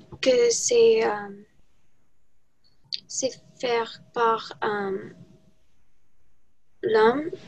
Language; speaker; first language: French; non-native, learner; English